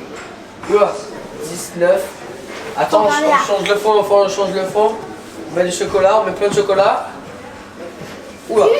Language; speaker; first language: French; native; French